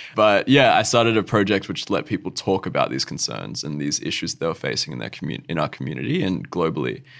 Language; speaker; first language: English; native; English